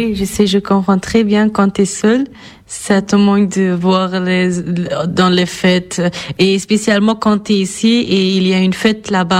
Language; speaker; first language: French; non-native, fluent; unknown